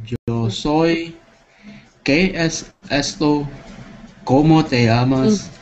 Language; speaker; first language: Spanish; non-native, learner; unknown